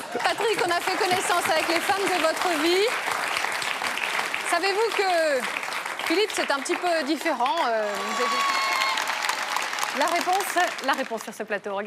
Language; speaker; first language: French; native; French